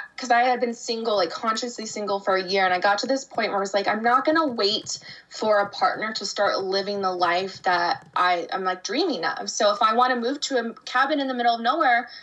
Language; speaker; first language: English; native; English